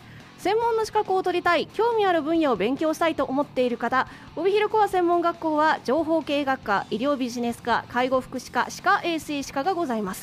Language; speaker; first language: Japanese; native; Japanese